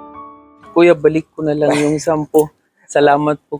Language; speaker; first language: Filipino; non-native, learner; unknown